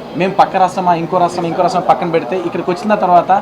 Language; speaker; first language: Telugu; native; Telugu